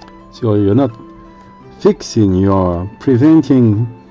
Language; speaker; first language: English; non-native, fluent; French